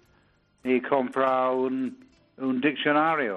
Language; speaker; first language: Spanish; non-native, learner; English